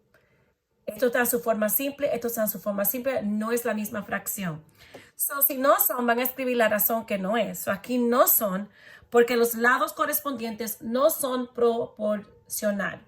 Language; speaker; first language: Spanish; early bilingual, heritage; Spanish